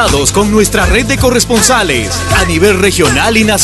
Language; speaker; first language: Spanish; native; Spanish